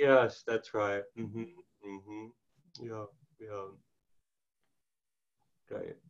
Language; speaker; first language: English; native; English